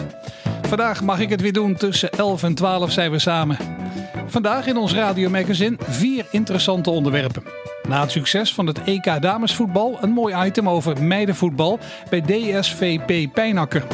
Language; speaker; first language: Dutch; native; Dutch